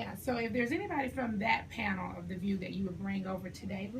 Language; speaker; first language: English; native; English